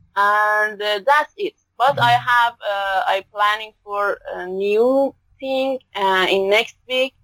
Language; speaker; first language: English; non-native, learner; Persian